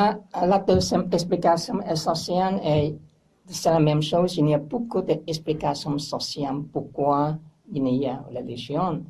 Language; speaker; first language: French; non-native, learner; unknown